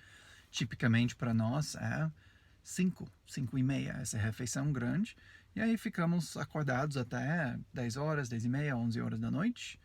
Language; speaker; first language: Portuguese; non-native, fluent; English